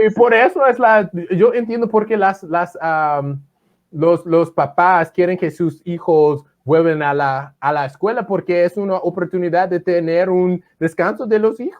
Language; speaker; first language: Spanish; non-native, fluent; English